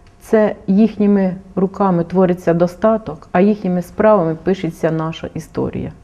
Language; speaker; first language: Ukrainian; native; Ukrainian